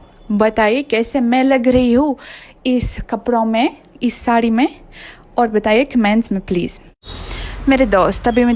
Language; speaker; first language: Hindi; non-native, fluent; Russian